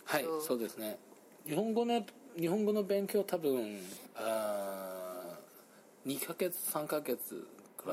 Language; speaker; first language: Japanese; non-native, learner; Chinese